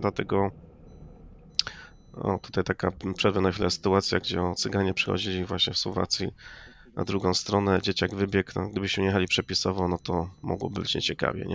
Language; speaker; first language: Polish; native; Polish